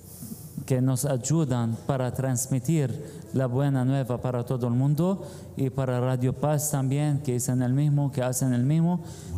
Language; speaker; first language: Spanish; non-native, fluent; Arabic